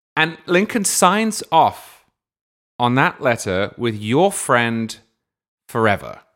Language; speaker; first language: English; native; English